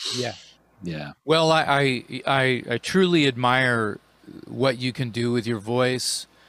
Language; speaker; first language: English; native; English